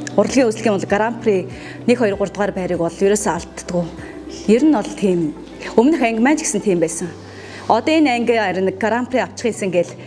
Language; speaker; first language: Mongolian; native; Mongolian